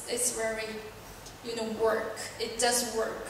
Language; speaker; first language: English; non-native, learner; Chinese